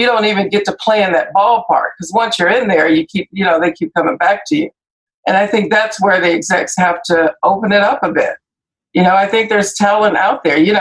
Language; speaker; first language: English; native; English